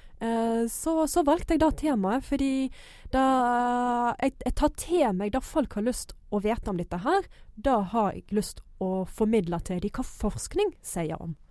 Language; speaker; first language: Norwegian; non-native, fluent; English